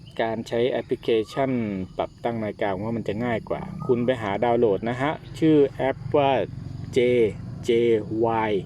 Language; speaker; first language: Thai; native; Thai